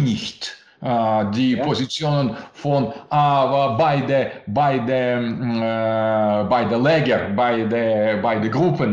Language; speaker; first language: German; non-native, learner; Russian